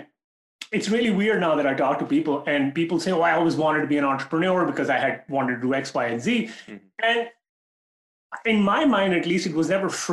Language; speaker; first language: English; non-native, local second language; Urdu